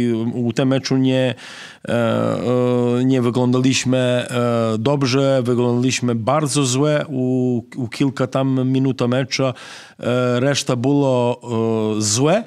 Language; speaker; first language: Polish; non-native, fluent; Serbian